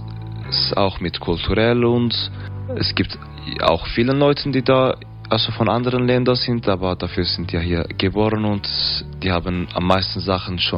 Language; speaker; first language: German; non-native, learner; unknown